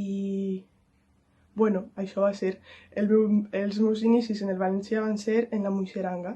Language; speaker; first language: Catalan; non-native, local second language; Spanish